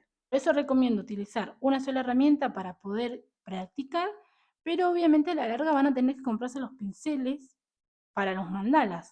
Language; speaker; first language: Spanish; native; Spanish